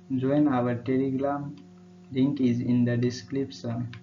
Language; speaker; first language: English; non-native, local second language; Nepali